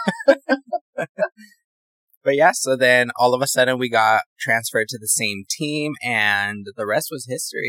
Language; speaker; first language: English; native; English